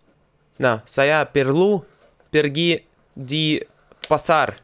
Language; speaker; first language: Indonesian; non-native, learner; Russian